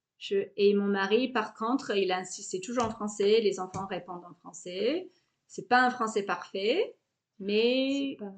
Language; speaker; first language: French; non-native, fluent; English